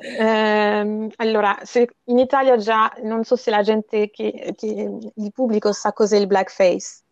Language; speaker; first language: Italian; non-native, fluent; French